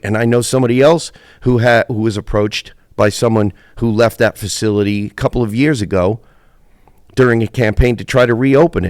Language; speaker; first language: English; native; English